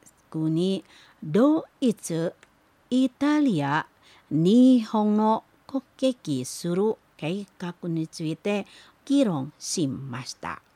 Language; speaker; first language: Japanese; non-native, learner; Indonesian